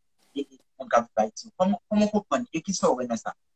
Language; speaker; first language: French; non-native, local second language; Haitian Creole